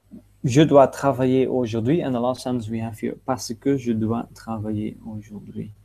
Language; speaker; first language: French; non-native, fluent; Dutch